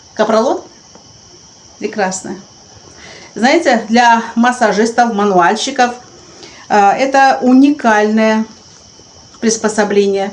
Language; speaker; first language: Russian; native; Russian